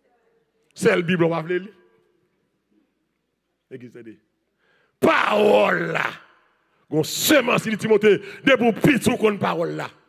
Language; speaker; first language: French; non-native, learner; Haitian Creole